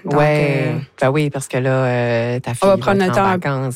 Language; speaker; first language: French; native; French